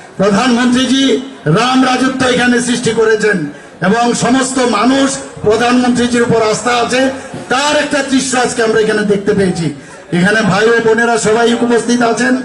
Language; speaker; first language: Bangla; native; Bangla